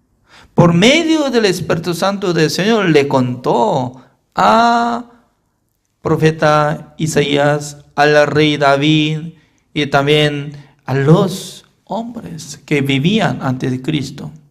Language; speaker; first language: Spanish; non-native, fluent; Korean